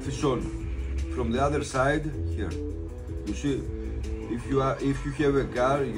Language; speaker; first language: English; non-native, learner; Greek